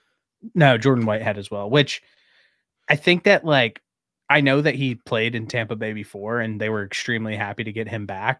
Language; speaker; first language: English; native; English